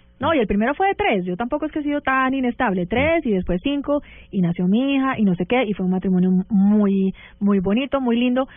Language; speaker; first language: Spanish; early bilingual, heritage; Spanish